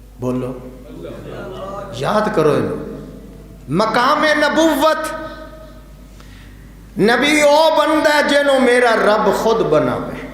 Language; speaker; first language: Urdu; non-native, local second language; Punjabi